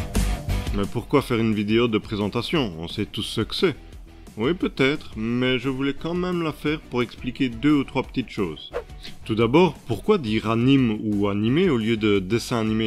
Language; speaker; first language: French; native; French